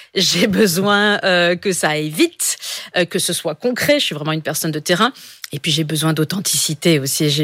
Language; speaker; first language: French; native; French